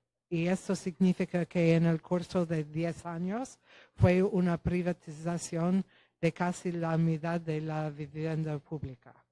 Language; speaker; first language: Spanish; non-native, fluent; Polish